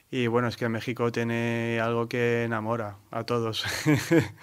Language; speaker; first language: Spanish; native; Spanish